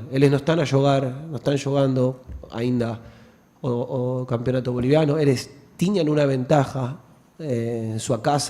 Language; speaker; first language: Portuguese; non-native, fluent; Spanish